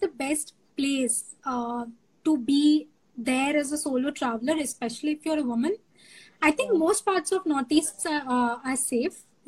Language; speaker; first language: English; non-native, local second language; Bangla